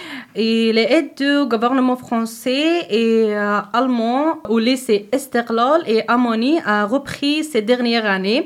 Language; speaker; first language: French; non-native, learner; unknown